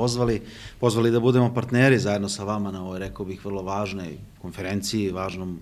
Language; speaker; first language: Bosnian; native; Bosnian